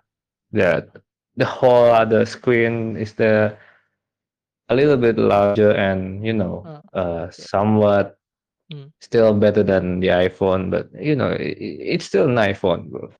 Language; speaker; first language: English; non-native, fluent; Indonesian